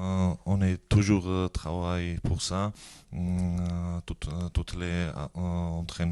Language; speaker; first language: French; non-native, learner; Georgian